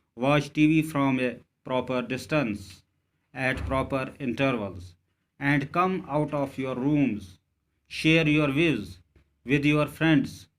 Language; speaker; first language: English; non-native, local second language; Urdu